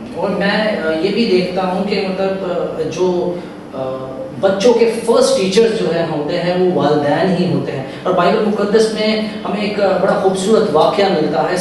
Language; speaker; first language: Urdu; native; Urdu